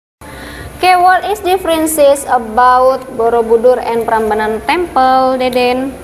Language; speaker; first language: English; non-native, learner; Indonesian